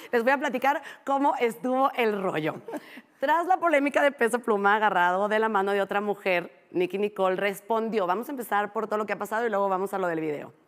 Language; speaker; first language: Spanish; native; Spanish